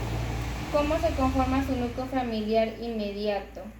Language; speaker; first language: Spanish; native; Spanish